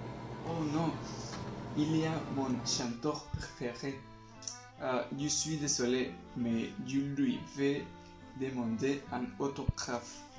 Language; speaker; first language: French; non-native, learner; Spanish